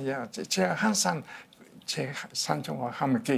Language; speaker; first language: Korean; non-native, learner; Spanish